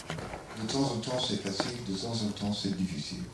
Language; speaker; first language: French; non-native, learner; English